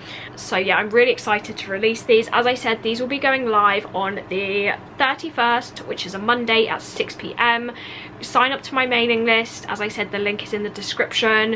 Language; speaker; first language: English; native; English